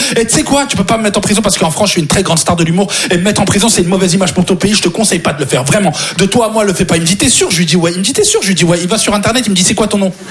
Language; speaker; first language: French; native; French